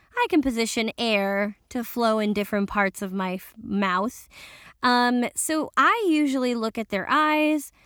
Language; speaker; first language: English; early bilingual, other home language; Spanish